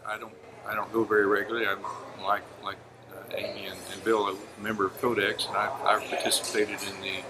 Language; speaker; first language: English; native; English